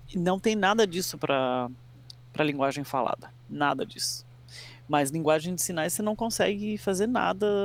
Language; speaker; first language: Portuguese; early bilingual, other home language; English